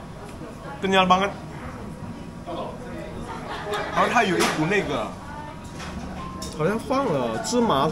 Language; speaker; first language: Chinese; non-native, fluent; Indonesian